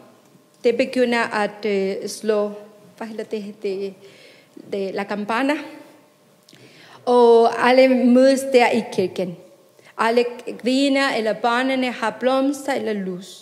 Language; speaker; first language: Danish; non-native, fluent; Spanish